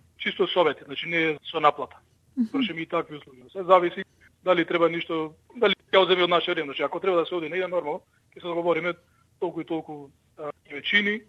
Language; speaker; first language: Macedonian; early bilingual, heritage; Macedonian